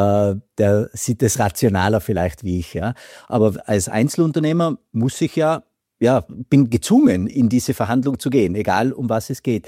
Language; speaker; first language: German; native; German